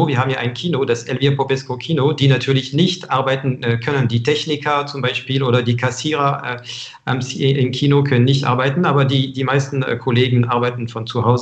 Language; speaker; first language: German; non-native, fluent; French